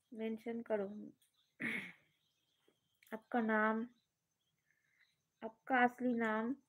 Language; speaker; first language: Hindi; non-native, learner; Bangla